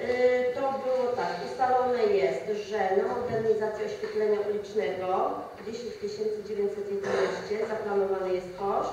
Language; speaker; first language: Polish; native; Polish